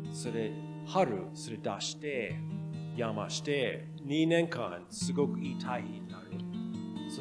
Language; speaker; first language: Japanese; non-native, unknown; English